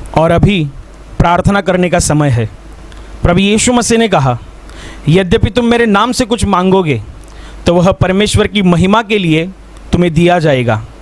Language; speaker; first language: Hindi; non-native, local second language; Marathi